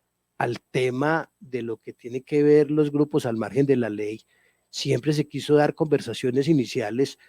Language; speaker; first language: Spanish; native; Spanish